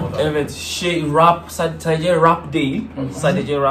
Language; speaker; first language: Turkish; non-native, learner; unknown